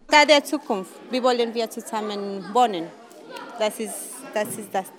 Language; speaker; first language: German; non-native, learner; Spanish